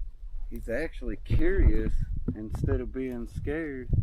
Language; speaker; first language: English; native; English